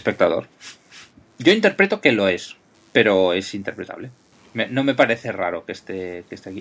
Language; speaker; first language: Spanish; native; Spanish